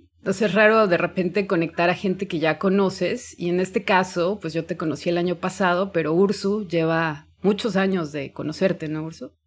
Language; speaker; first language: Spanish; native; Spanish